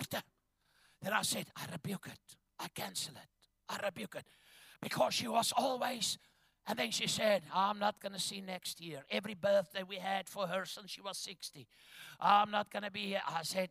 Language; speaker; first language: English; non-native, local second language; Afrikaans